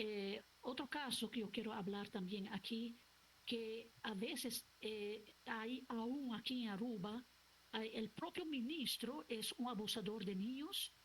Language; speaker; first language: Spanish; non-native, local second language; Papiamento